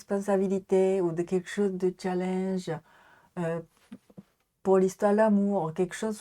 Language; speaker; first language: French; non-native, learner; Japanese